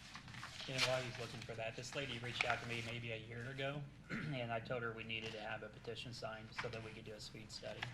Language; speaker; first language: English; native; English